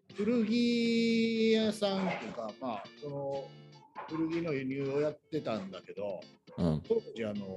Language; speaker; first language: Japanese; native; Japanese